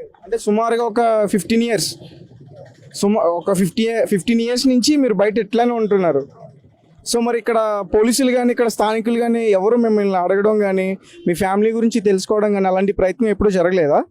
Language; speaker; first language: Telugu; native; Telugu